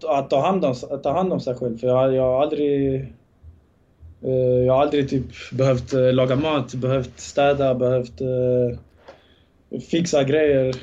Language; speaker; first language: Swedish; early bilingual, other home language; Bosnian